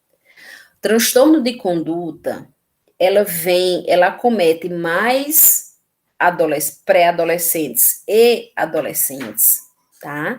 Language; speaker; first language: Portuguese; native; Portuguese